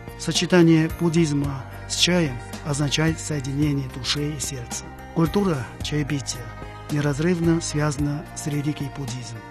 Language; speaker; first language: Russian; non-native, fluent; Chinese